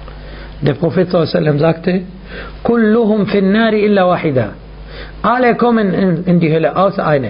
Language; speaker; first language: German; non-native, fluent; Arabic